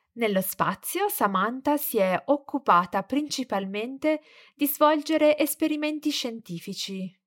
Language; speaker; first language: Italian; native; Italian